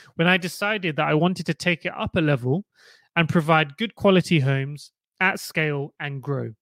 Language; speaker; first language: English; native; English